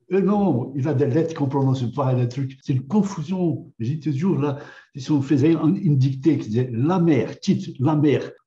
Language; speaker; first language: French; non-native, fluent; Portuguese